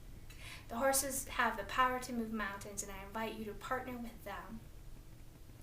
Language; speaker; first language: English; native; English